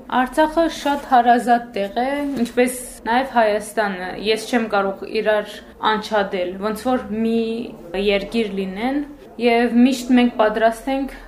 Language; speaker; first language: Armenian; early bilingual, heritage; Armenian